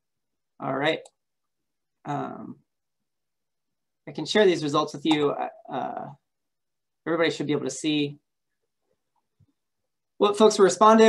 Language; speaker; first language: English; native; English